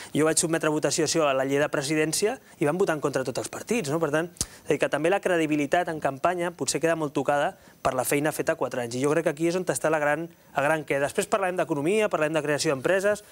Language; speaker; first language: Catalan; native; Catalan